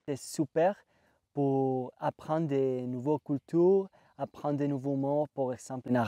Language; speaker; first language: French; non-native, fluent; Spanish